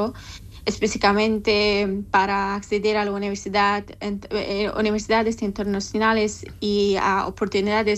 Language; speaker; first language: Spanish; non-native, learner; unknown